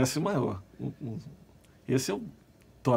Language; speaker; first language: Portuguese; native; Portuguese